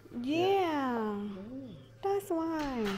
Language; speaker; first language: English; non-native, learner; Vietnamese